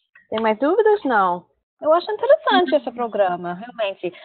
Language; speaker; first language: Portuguese; native; Portuguese